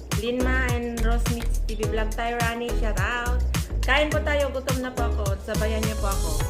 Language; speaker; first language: Filipino; non-native, local second language; Iloko